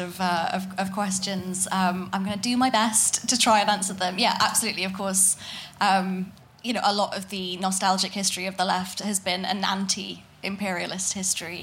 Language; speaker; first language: English; native; English